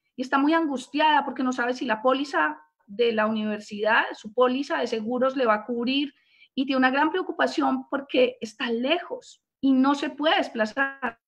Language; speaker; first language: Spanish; native; Spanish